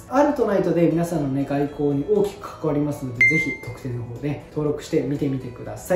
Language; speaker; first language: Japanese; native; Japanese